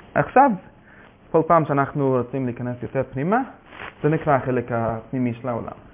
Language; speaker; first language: Hebrew; non-native, fluent; Yiddish